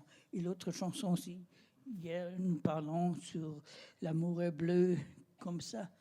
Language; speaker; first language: French; non-native, learner; German